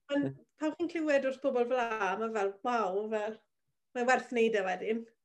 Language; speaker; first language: Welsh; native; Welsh